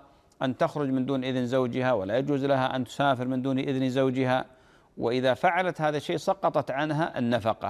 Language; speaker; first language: Arabic; native; Arabic